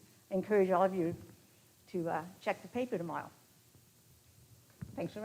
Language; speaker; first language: English; native; English